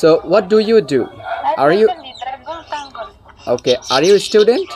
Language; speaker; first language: English; non-native, learner; Bangla